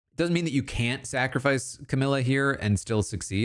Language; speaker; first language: English; native; English